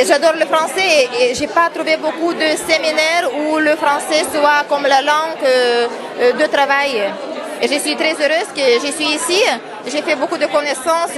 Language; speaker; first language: French; non-native, fluent; Lithuanian